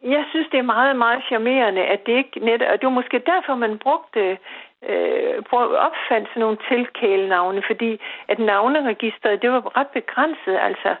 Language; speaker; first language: Danish; native; Danish